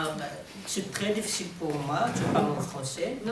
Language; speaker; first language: French; non-native, learner; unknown